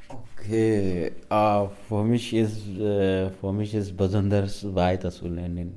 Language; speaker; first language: German; non-native, learner; Arabic